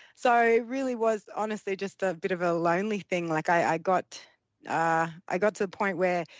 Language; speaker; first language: English; early bilingual, other home language; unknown